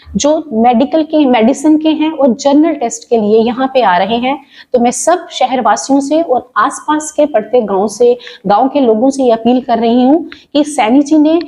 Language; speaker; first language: Hindi; non-native, local second language; Punjabi